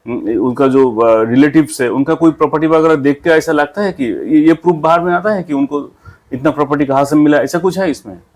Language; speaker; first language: Hindi; non-native, local second language; Bangla